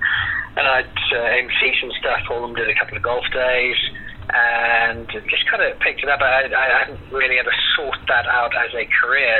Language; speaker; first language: English; native; English